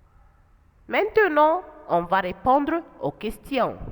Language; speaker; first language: French; non-native, fluent; Arabic